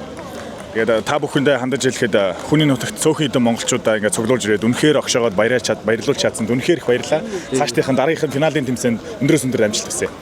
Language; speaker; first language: Mongolian; native; Mongolian